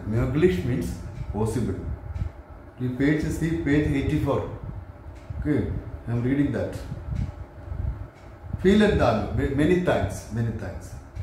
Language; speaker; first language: English; non-native, local second language; Malayalam